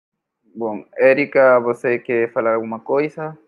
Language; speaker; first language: Portuguese; non-native, fluent; Spanish